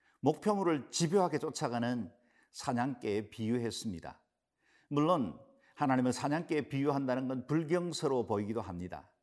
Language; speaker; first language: Korean; native; Korean